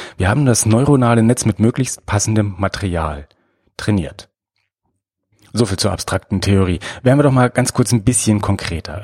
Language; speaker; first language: German; native; German